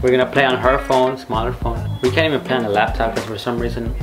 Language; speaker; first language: English; early bilingual, other home language; Spanish